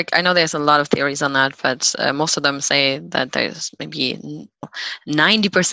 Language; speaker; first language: English; non-native, fluent; German